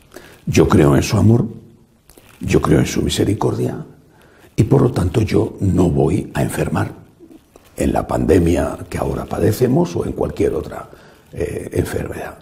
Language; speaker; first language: Spanish; native; Spanish